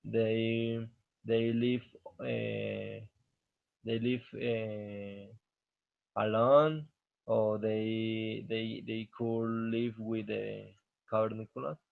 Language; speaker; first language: English; non-native, learner; Spanish